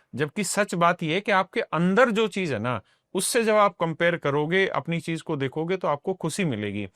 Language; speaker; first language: Hindi; non-native, local second language; Punjabi